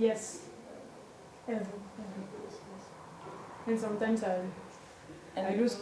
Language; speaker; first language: English; non-native, fluent; French